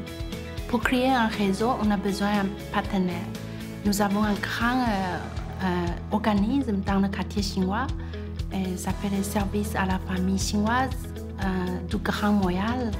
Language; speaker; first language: French; non-native, fluent; Chinese